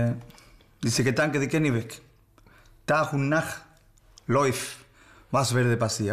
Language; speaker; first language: German; non-native, learner; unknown